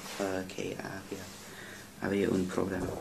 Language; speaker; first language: Spanish; non-native, learner; English